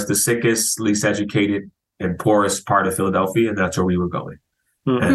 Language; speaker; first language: English; native; English